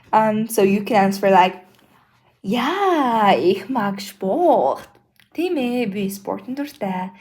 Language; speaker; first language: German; non-native, learner; Mongolian